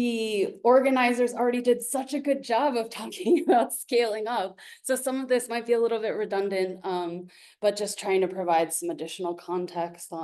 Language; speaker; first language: English; native; English